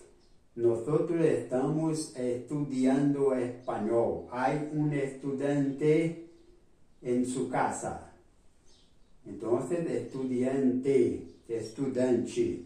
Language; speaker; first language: Spanish; non-native, fluent; Portuguese